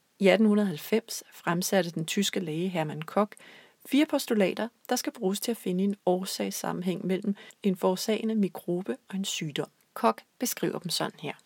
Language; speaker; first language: Danish; native; Danish